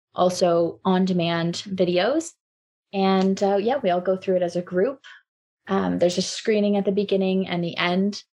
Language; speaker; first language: English; native; English